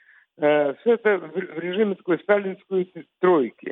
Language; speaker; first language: Ukrainian; non-native, local second language; Russian